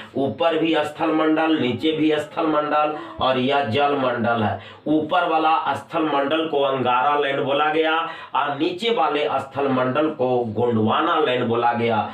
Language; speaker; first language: Hindi; native; Hindi